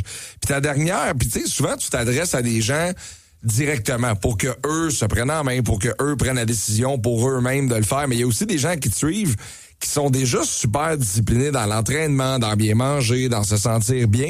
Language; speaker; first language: French; native; French